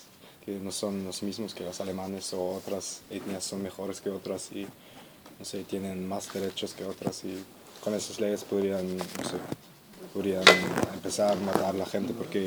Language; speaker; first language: Spanish; non-native, learner; German